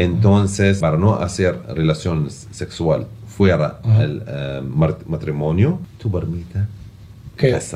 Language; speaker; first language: Spanish; non-native, learner; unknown